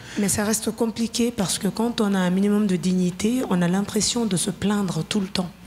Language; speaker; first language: French; non-native, local second language; Bambara